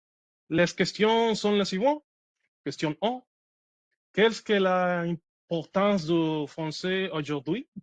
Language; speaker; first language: French; non-native, learner; Spanish